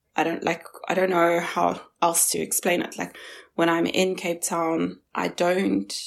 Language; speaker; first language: English; early bilingual, other home language; Chinese